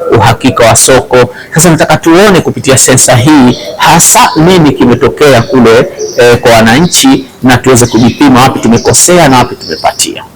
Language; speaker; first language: Swahili; native; Swahili